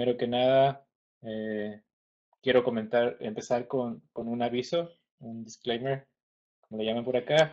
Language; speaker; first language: Spanish; native; Spanish